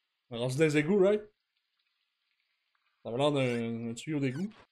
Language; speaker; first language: French; native; French